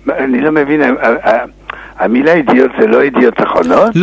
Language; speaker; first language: Hebrew; non-native, fluent; English